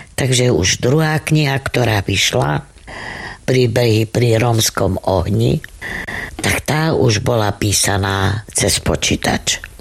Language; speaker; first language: Slovak; non-native, local second language; Romany